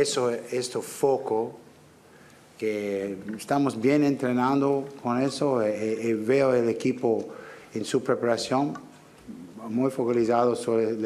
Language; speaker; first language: Spanish; non-native, learner; English